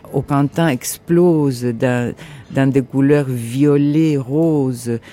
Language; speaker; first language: French; non-native, fluent; Spanish